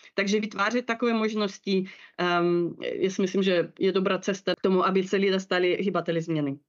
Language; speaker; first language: Czech; non-native, fluent; Russian